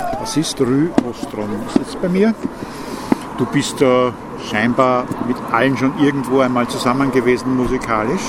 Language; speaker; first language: German; native; German